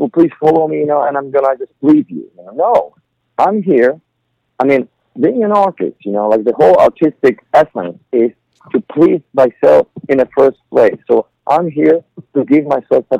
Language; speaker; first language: English; non-native, fluent; Polish